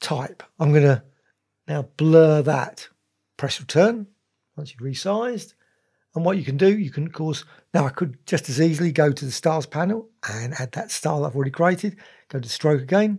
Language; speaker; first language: English; native; English